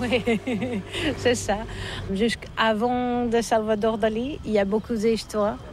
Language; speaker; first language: French; non-native, learner; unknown